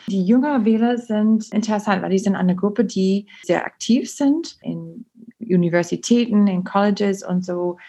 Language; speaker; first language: German; non-native, learner; English